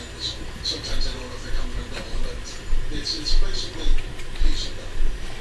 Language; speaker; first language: English; native; English